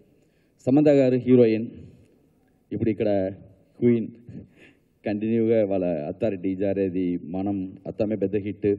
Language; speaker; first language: Telugu; non-native, learner; Tamil